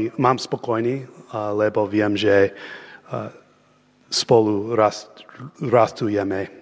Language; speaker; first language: Slovak; non-native, learner; English